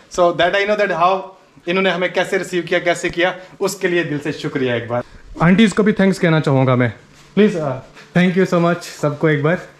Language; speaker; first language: Hindi; native; Hindi